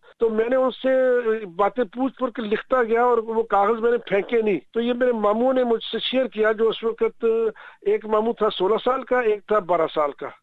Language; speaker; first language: Urdu; non-native, local second language; Punjabi